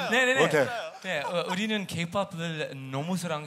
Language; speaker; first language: Korean; non-native, learner; English